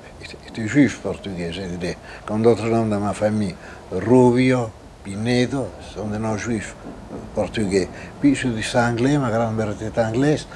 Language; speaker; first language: French; non-native, fluent; Spanish